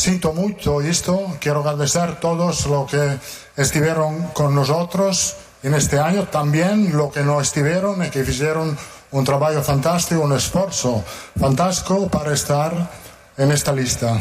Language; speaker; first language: Portuguese; non-native, fluent; Italian